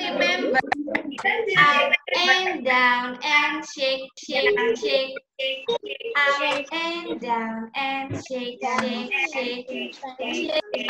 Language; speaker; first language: English; non-native, learner; Indonesian